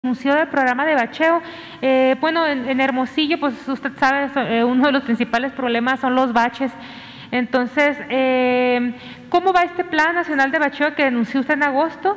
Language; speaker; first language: Spanish; native; Spanish